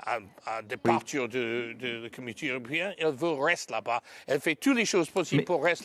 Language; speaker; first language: French; non-native, learner; English